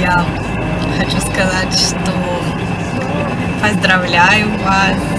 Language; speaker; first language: Russian; non-native, fluent; French